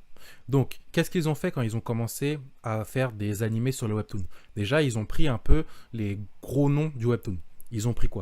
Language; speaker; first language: French; native; French